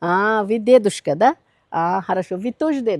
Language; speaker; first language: Russian; non-native, learner; Uzbek